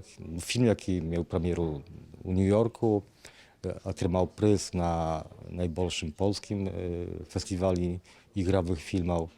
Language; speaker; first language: Polish; non-native, learner; Belarusian